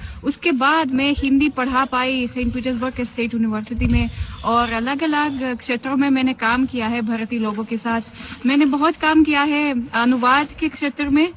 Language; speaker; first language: Hindi; non-native, fluent; Russian